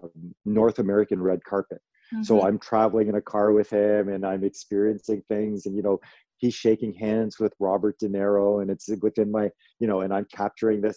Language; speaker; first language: English; native; English